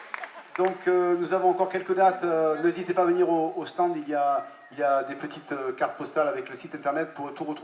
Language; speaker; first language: French; native; French